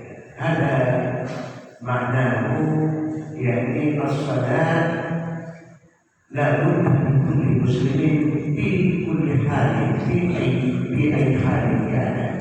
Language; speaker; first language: Arabic; non-native, fluent; Indonesian